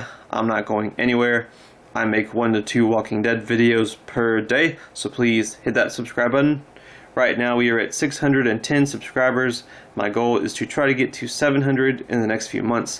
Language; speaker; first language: English; native; English